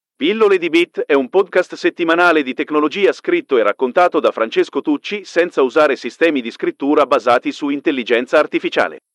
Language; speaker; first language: Italian; native; Italian